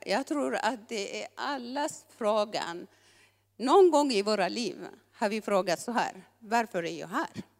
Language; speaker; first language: Swedish; non-native, fluent; Tigrinya